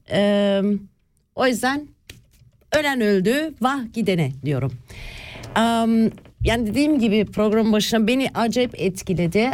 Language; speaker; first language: Turkish; early bilingual, heritage; Turkish